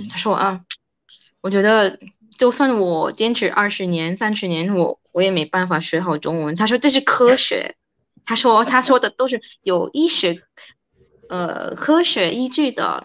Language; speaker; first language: Chinese; early bilingual, heritage; Chinese